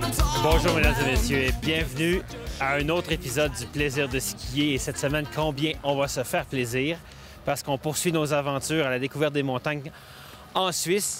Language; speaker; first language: French; native; French